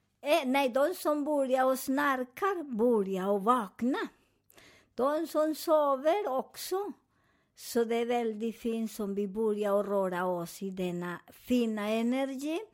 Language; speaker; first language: Swedish; non-native, fluent; Spanish